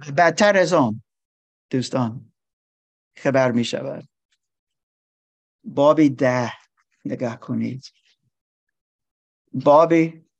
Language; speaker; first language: Persian; non-native, learner; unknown